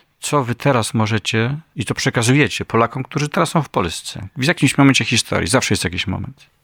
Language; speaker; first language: Polish; native; Polish